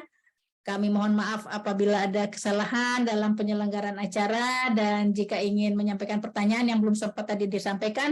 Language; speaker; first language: Malay; native; Malay